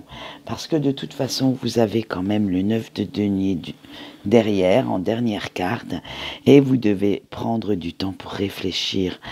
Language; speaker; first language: French; native; French